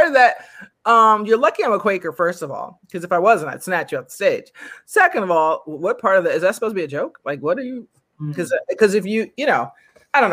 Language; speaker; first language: English; native; English